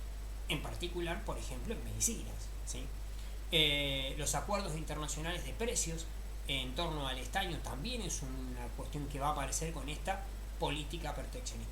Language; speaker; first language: Spanish; native; Spanish